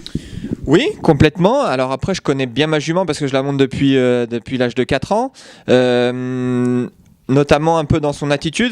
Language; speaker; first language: French; native; French